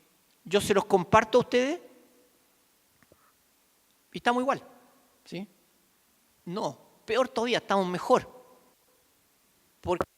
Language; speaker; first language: Spanish; native; Spanish